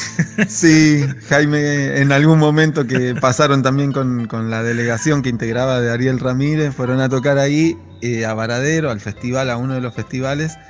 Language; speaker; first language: Spanish; native; Spanish